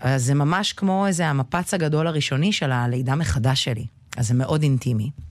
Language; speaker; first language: Hebrew; early bilingual, other home language; Russian